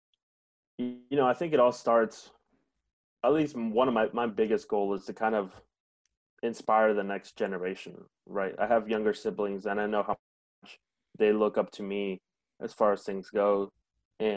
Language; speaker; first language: English; early bilingual, other home language; Spanish